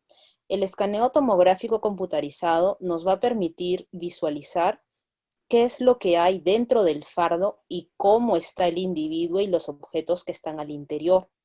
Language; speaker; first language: Spanish; native; Spanish